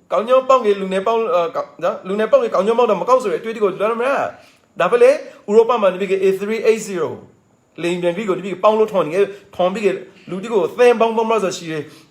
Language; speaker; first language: Burmese; native; Burmese